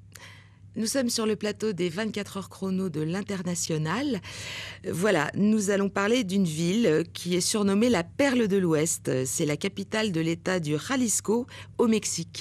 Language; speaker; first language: French; native; French